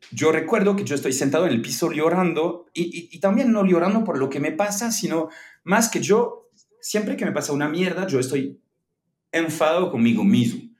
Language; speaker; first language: Spanish; non-native, fluent; French